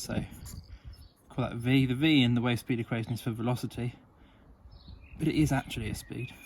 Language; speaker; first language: English; native; English